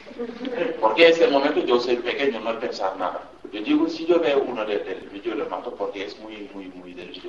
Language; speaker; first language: Spanish; non-native, learner; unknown